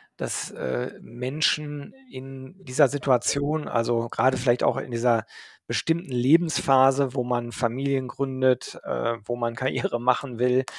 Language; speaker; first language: German; native; German